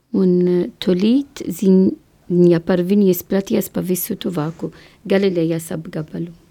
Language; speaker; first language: Latvian; non-native, learner; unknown